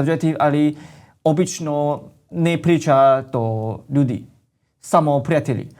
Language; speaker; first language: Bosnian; non-native, learner; Chinese